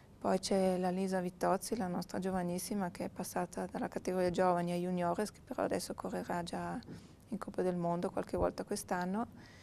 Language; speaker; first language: Italian; native; Italian